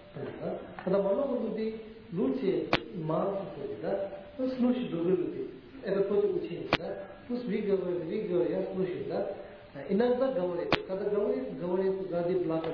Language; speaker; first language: Russian; non-native, learner; Tibetan